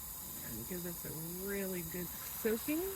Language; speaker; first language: English; native; English